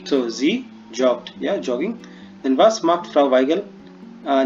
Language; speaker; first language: German; non-native, fluent; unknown